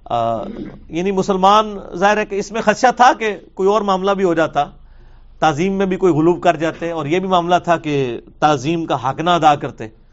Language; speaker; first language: Urdu; non-native, local second language; Punjabi